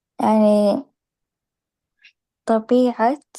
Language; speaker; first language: Arabic; native; Arabic